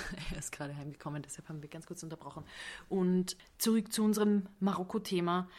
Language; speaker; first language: German; non-native, fluent; Hungarian